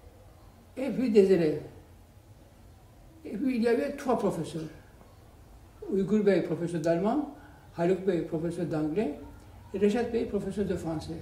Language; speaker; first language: French; non-native, fluent; Turkish